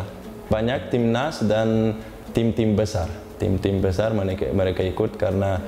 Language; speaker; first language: Indonesian; non-native, learner; Uzbek